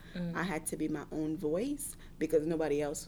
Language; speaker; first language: English; early bilingual, other home language; Haitian Creole